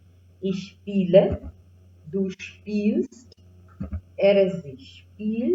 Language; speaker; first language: German; non-native, fluent; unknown